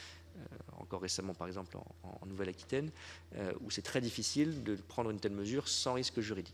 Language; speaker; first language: French; native; French